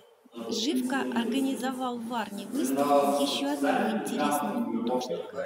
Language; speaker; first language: Russian; native; Russian